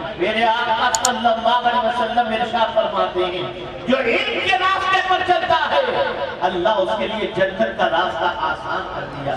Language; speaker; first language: Urdu; native; Urdu